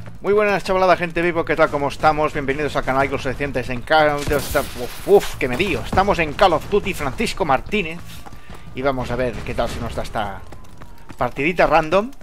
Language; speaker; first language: Spanish; native; Spanish